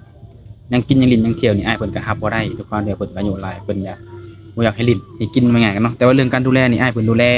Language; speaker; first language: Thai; non-native, local second language; Northeastern Thai